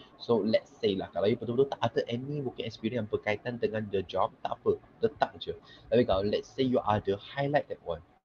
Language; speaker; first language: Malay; non-native, local second language; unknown